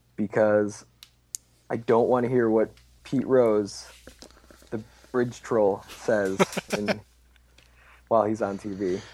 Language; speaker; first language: English; native; English